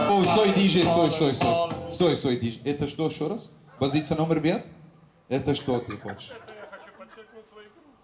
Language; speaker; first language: Russian; non-native, learner; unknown